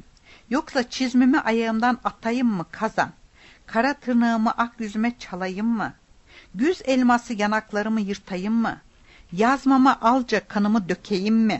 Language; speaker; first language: Turkish; native; Turkish